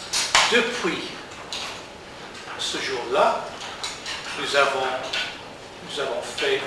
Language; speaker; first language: French; non-native, learner; English